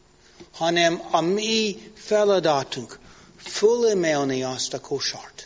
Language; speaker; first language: Hungarian; non-native, learner; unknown